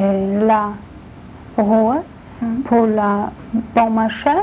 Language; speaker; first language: French; non-native, learner; Polish